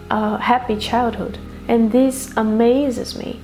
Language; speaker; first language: English; non-native, fluent; Portuguese